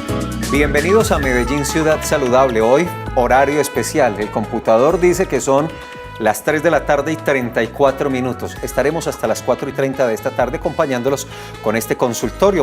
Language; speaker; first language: Spanish; native; Spanish